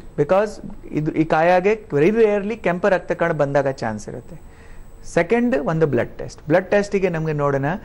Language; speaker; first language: Kannada; non-native, learner; Hindi